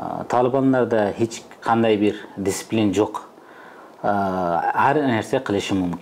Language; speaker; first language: Kyrgyz; non-native, fluent; Uzbek